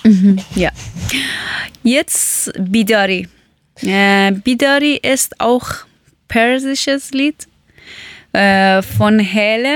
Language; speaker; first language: German; early bilingual, other home language; Persian